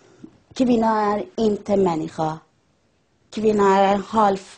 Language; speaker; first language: Swedish; non-native, learner; Persian